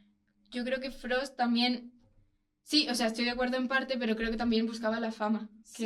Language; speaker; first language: Spanish; native; Spanish